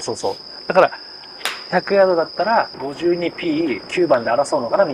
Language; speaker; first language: Japanese; native; Japanese